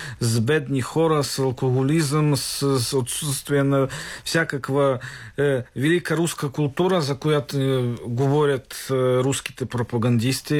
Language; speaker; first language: Bulgarian; non-native, fluent; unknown